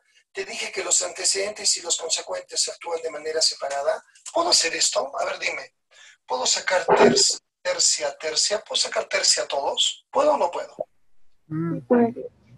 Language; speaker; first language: Spanish; native; Spanish